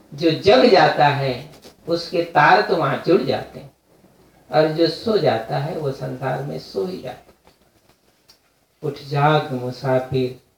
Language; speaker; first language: Hindi; native; Hindi